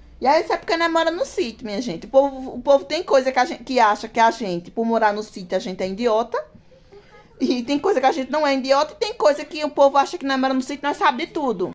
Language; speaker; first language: Portuguese; native; Portuguese